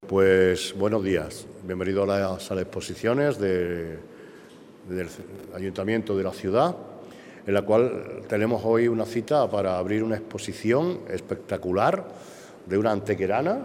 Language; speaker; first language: Spanish; native; Spanish